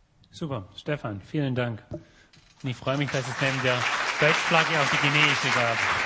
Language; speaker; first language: German; native; German